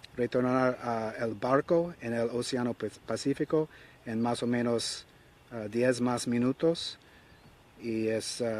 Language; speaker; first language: Spanish; non-native, learner; English